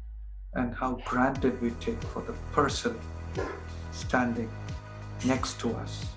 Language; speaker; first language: English; non-native, local second language; Hindi